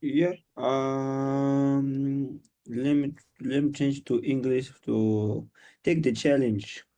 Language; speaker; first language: English; non-native, learner; Portuguese